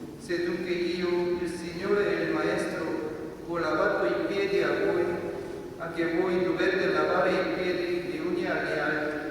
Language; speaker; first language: Italian; non-native, fluent; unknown